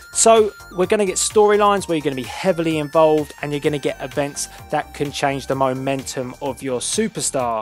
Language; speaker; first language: English; native; English